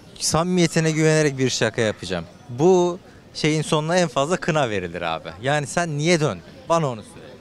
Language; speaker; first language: Turkish; native; Turkish